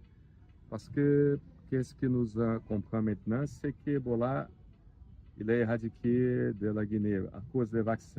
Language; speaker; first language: French; non-native, learner; Portuguese